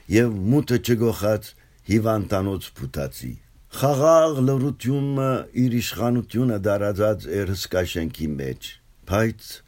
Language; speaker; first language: Armenian; early bilingual, heritage; Armenian